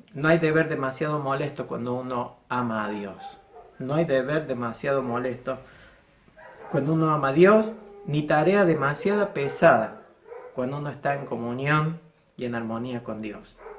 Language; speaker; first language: Spanish; native; Spanish